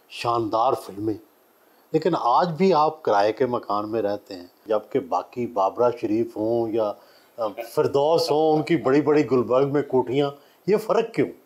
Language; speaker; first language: Urdu; non-native, local second language; Punjabi